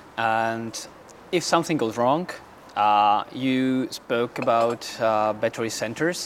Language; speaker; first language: English; non-native, fluent; Czech